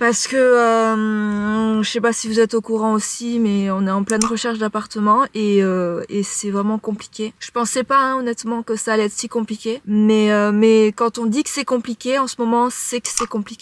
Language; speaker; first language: French; native; French